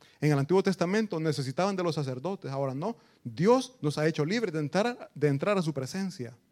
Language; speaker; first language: Spanish; native; Spanish